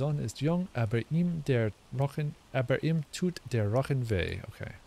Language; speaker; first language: German; non-native, learner; English